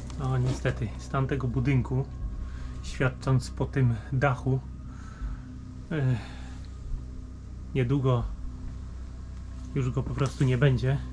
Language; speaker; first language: Polish; native; Polish